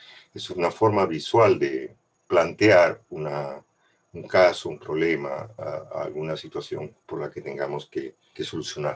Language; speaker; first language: Spanish; native; Spanish